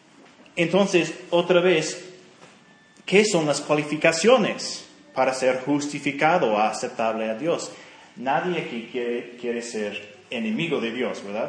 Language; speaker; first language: Spanish; non-native, fluent; English